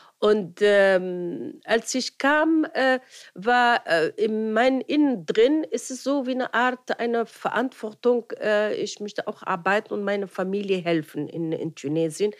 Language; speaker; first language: German; non-native, fluent; Arabic